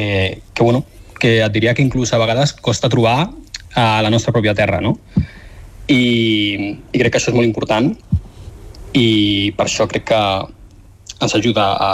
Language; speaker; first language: Catalan; native; Catalan